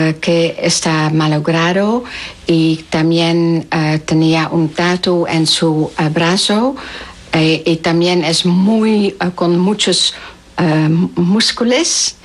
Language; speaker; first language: Spanish; non-native, learner; Dutch